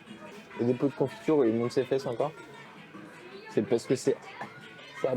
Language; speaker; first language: French; native; French